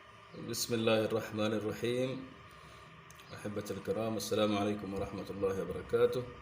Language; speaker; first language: Arabic; non-native, fluent; Sindhi